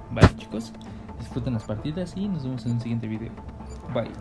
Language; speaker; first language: Spanish; native; Spanish